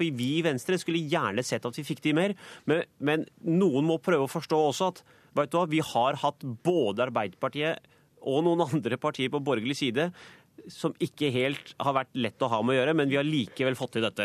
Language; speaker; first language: Norwegian; native; Norwegian